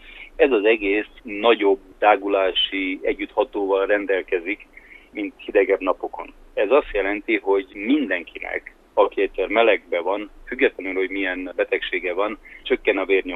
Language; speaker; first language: Hungarian; native; Hungarian